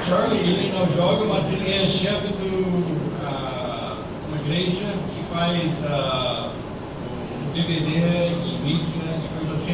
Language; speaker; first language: Portuguese; non-native, fluent; English